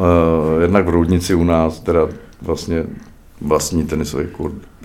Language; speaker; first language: Czech; native; Czech